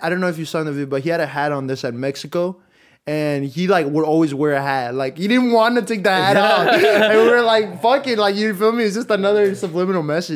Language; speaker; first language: English; early bilingual, other home language; Spanish